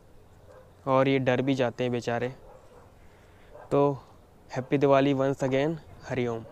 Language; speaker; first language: Hindi; native; Hindi